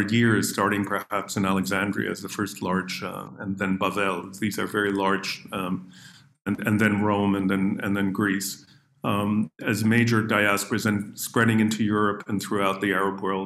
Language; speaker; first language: English; native; English